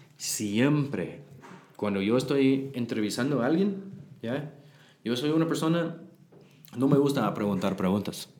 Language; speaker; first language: Spanish; non-native, learner; English